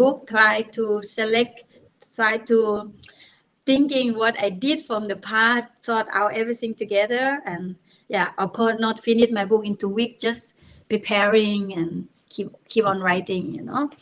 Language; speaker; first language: English; non-native, learner; Thai